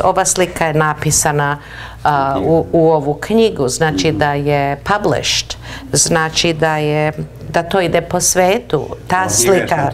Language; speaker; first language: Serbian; early bilingual, heritage; Serbian